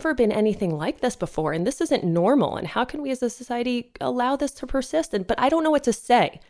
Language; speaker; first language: English; native; English